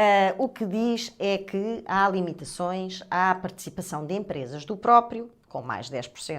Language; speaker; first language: Portuguese; native; Portuguese